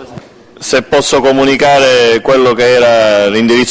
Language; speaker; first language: Italian; native; Italian